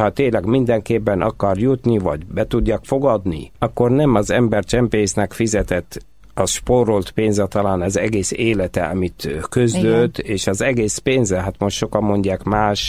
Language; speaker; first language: Hungarian; non-native, fluent; Arabic